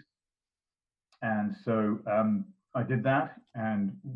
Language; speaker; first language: English; native; English